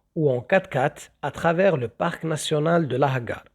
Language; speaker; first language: French; non-native, local second language; Arabic